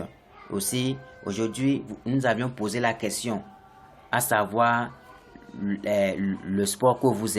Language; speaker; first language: French; non-native, fluent; English